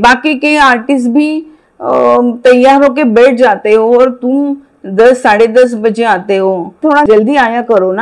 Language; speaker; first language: Hindi; non-native, local second language; Marathi